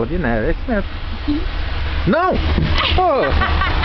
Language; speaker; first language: Portuguese; native; Portuguese